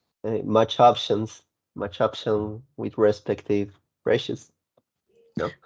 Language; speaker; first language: English; non-native, learner; Spanish